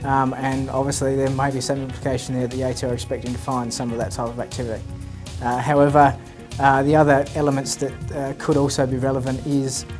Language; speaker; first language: English; native; English